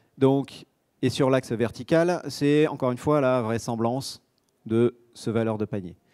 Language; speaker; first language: French; native; French